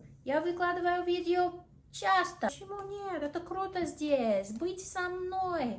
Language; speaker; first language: Russian; non-native, fluent; English